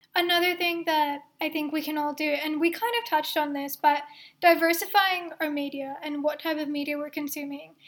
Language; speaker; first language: English; early bilingual, other home language; Hindi